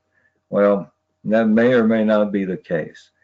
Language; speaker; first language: English; native; English